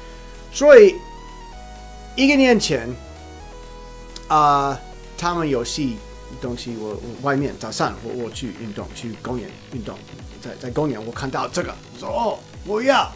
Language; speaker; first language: Chinese; non-native, learner; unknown